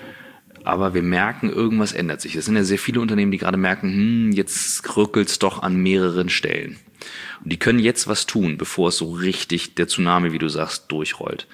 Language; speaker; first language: German; native; German